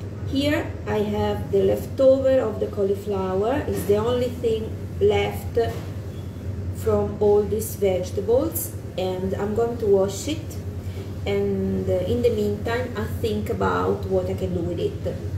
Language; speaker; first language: English; non-native, fluent; Italian